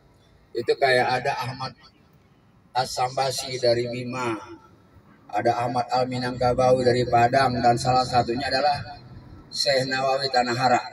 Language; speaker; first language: Indonesian; native; Indonesian